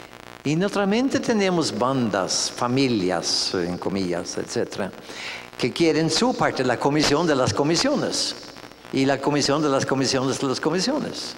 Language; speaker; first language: Spanish; non-native, fluent; Norwegian